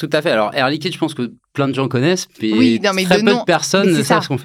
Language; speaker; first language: French; native; French